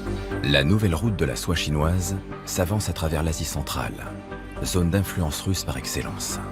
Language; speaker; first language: French; native; French